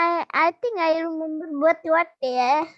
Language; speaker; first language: English; non-native, learner; Indonesian